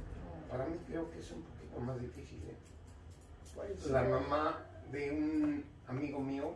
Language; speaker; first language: Spanish; native; Spanish